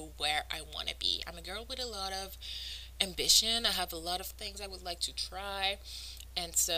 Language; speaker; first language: English; non-native, fluent; French